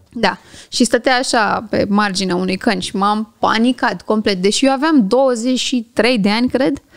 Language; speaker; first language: Romanian; native; Romanian